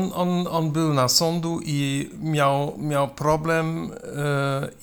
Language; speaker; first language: Polish; non-native, learner; German